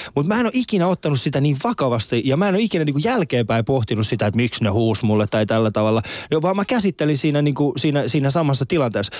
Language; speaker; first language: Finnish; early bilingual, other home language; Persian